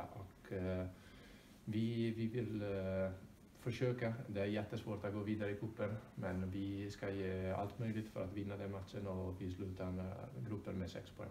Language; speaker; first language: Swedish; non-native, fluent; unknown